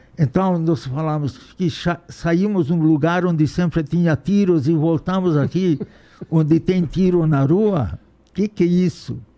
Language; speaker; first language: Portuguese; non-native, fluent; Hungarian